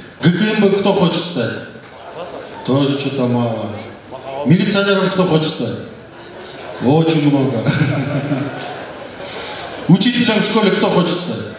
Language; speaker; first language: Russian; non-native, local second language; Kyrgyz